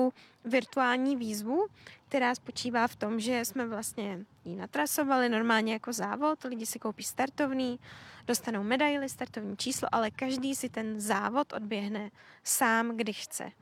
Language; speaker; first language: Czech; native; Czech